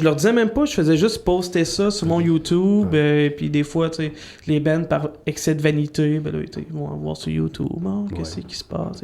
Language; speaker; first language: French; native; French